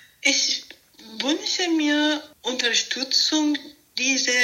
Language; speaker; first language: German; non-native, fluent; Persian